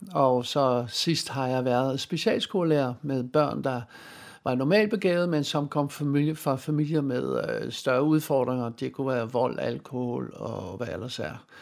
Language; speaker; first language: Danish; non-native, fluent; Dutch